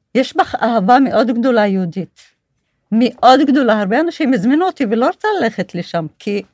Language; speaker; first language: Hebrew; non-native, local second language; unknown